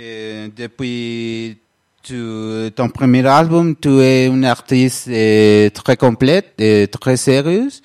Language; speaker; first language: French; non-native, learner; Spanish